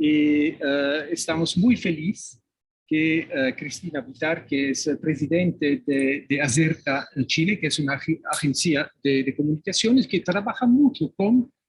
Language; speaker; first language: Spanish; non-native, fluent; French